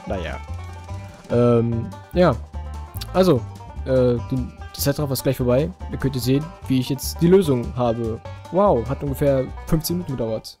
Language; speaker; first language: German; native; German